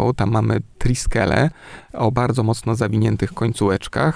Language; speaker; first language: Polish; native; Polish